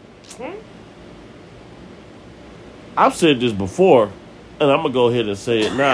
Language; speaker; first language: English; native; English